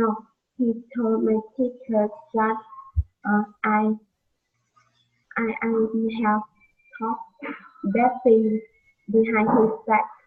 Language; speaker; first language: English; non-native, learner; Vietnamese